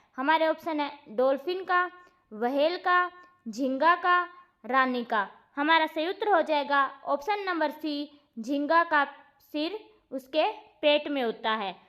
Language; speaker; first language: Hindi; native; Hindi